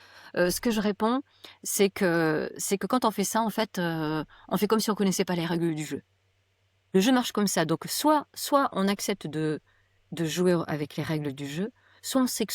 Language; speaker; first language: French; native; French